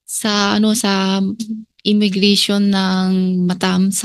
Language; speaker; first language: Filipino; non-native, learner; Chinese